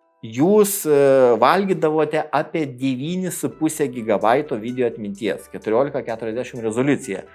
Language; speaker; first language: Lithuanian; native; Lithuanian